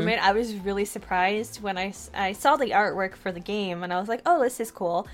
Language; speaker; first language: English; native; English